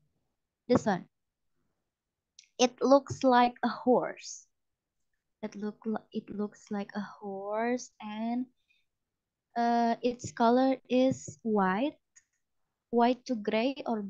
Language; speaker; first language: English; non-native, fluent; Indonesian